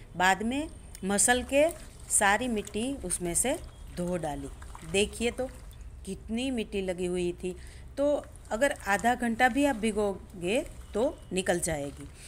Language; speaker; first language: Hindi; non-native, local second language; Gujarati